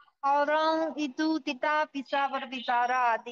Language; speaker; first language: Indonesian; non-native, learner; Chinese